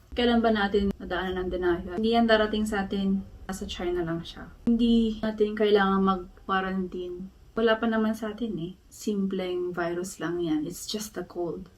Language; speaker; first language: Filipino; native; Filipino